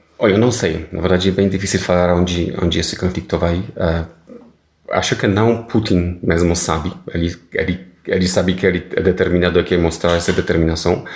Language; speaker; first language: Portuguese; non-native, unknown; Polish